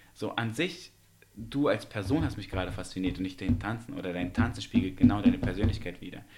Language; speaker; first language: German; early bilingual, other home language; Russian